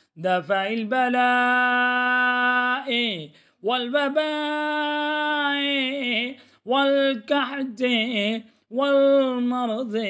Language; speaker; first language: Urdu; native; Urdu